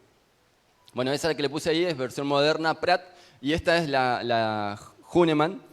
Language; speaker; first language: Spanish; native; Spanish